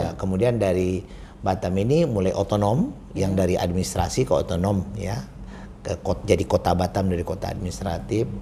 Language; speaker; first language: Indonesian; native; Indonesian